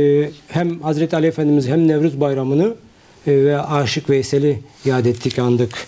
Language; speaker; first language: Turkish; native; Turkish